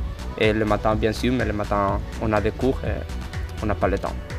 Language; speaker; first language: French; non-native, fluent; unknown